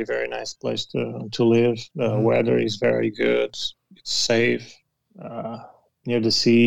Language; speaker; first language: English; non-native, fluent; Portuguese